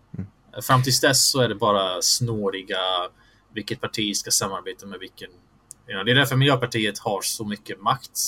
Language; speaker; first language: Swedish; early bilingual, other home language; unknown